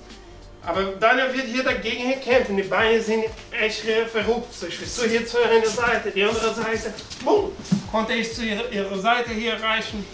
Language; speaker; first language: German; non-native, learner; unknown